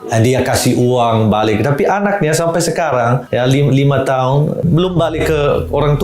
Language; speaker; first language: Indonesian; non-native, fluent; Dutch